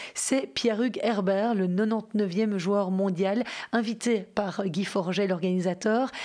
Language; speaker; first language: French; native; French